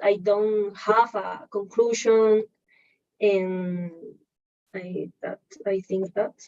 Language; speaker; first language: English; non-native, learner; Spanish